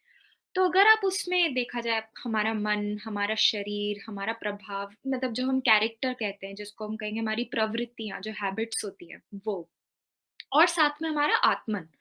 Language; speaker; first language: Hindi; native; Hindi